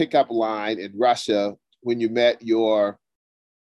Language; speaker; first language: English; native; English